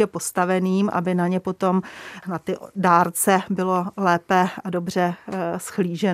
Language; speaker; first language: Czech; native; Czech